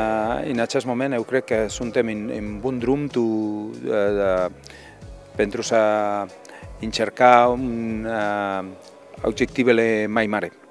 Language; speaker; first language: Romanian; non-native, learner; Spanish